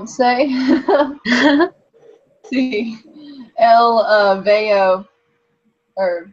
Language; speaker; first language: Spanish; non-native, learner; English